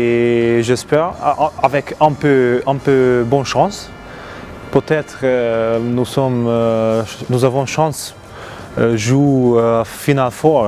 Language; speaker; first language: French; non-native, learner; Hungarian